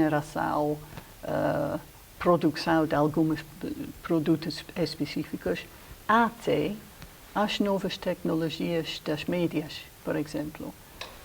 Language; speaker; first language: Portuguese; non-native, fluent; English